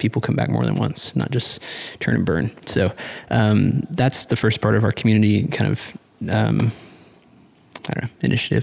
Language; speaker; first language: English; native; English